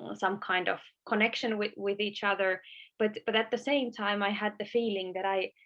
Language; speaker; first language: English; non-native, fluent; Finnish